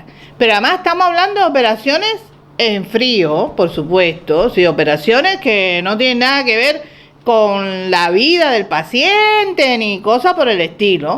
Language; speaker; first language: Spanish; native; Spanish